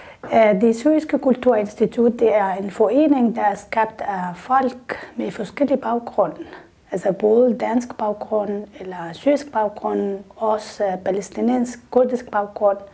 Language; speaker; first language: Danish; non-native, fluent; Arabic